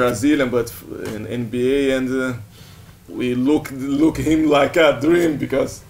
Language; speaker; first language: English; non-native, learner; Portuguese